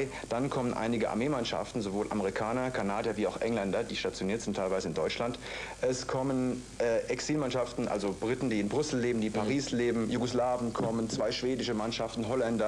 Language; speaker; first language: German; native; German